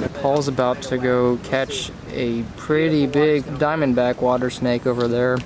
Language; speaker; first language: English; native; English